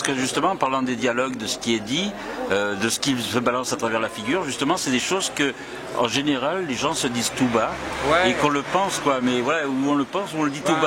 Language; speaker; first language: French; native; French